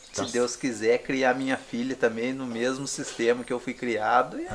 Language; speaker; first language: Portuguese; native; Portuguese